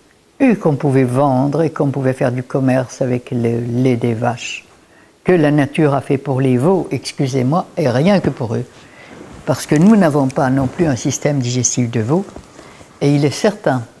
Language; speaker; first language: French; native; French